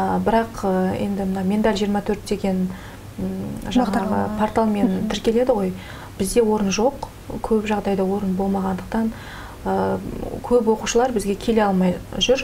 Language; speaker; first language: Kazakh; native; Kazakh